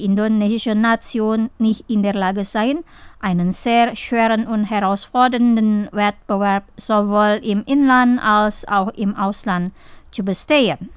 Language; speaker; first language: German; non-native, fluent; Indonesian